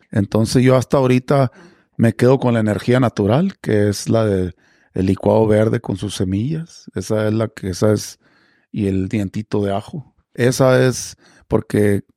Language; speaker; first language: Spanish; native; Spanish